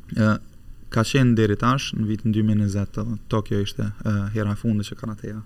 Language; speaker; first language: Albanian; native; Albanian